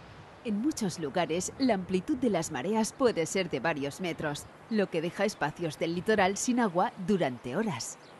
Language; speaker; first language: Spanish; native; Spanish